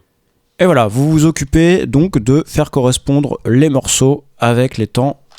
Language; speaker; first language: French; native; French